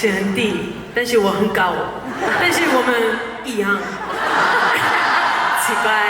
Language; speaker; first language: Chinese; non-native, learner; Korean